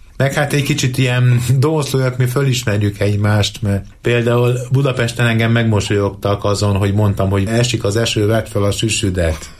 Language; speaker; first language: Hungarian; native; Hungarian